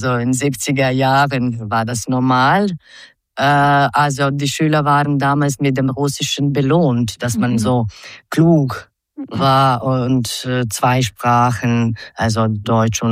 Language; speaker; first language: German; non-native, fluent; Croatian